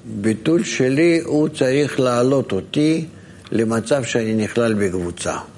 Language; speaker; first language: Hebrew; non-native, fluent; Russian